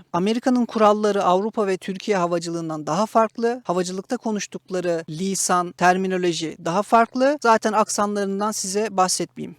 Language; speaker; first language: Turkish; native; Turkish